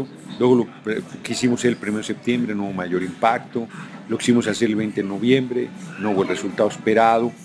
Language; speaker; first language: Spanish; native; Spanish